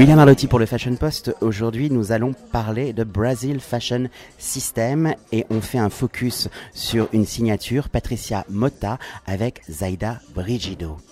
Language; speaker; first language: French; native; French